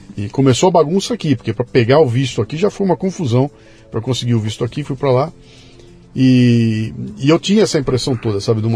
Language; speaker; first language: Portuguese; native; Portuguese